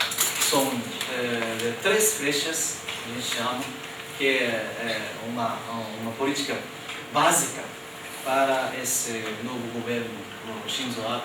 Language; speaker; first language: Portuguese; non-native, fluent; Japanese